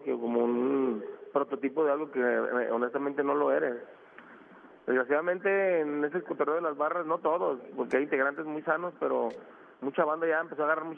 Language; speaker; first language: Spanish; native; Spanish